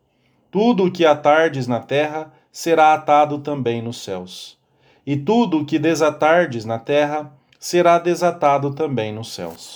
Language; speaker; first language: Portuguese; native; Portuguese